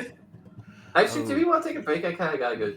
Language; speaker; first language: English; native; English